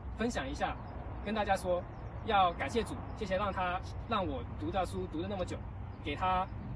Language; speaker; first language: Chinese; early bilingual, heritage; Chinese